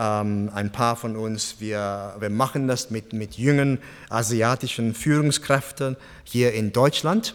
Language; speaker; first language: German; non-native, fluent; English